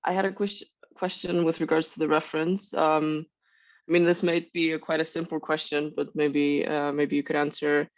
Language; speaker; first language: English; non-native, fluent; Icelandic